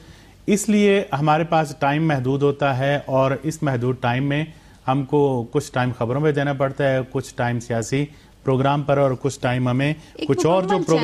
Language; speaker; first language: Urdu; native; Urdu